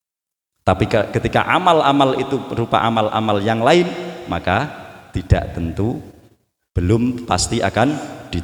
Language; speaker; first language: Indonesian; non-native, local second language; Javanese